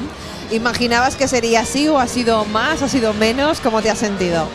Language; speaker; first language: Catalan; native; Catalan